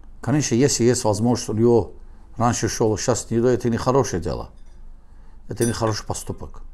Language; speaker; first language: Russian; non-native, learner; Azerbaijani